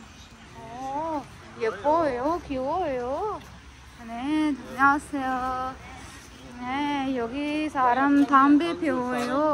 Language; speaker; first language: Korean; non-native, learner; Urdu